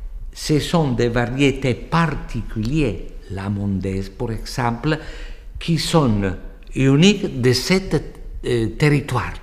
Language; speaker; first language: French; non-native, fluent; Italian